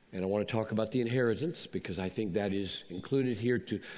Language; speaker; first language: English; native; English